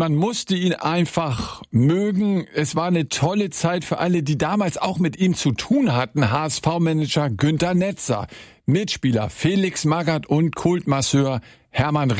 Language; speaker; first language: German; native; German